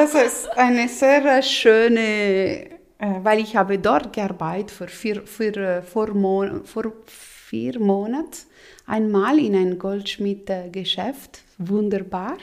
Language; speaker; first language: German; non-native, local second language; Italian